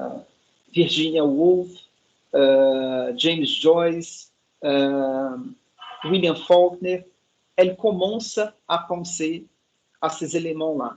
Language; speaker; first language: French; non-native, fluent; Portuguese